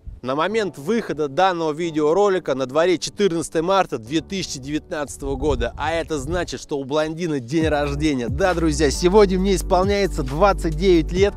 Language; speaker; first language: Russian; native; Russian